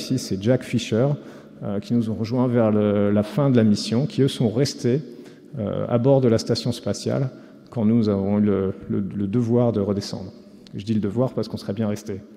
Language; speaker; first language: French; native; French